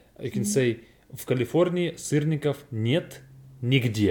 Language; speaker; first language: Russian; non-native, learner; English